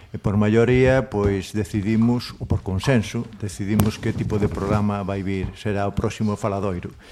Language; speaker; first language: Galician; non-native, local second language; Spanish